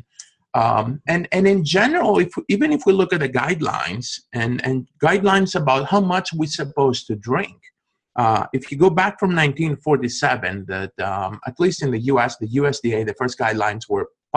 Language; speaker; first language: English; non-native, fluent; Greek